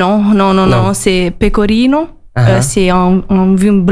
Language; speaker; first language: French; non-native, learner; Italian